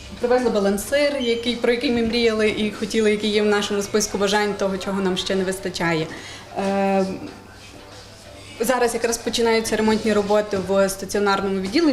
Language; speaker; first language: Ukrainian; native; Ukrainian